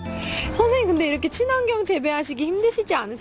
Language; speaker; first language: Korean; native; Korean